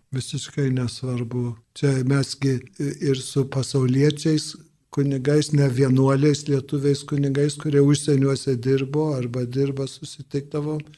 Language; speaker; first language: Lithuanian; early bilingual, heritage; Lithuanian